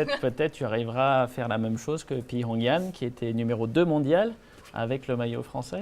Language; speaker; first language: French; native; French